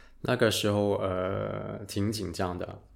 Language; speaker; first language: Chinese; non-native, local second language; Cantonese